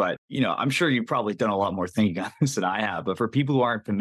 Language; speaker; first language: English; native; English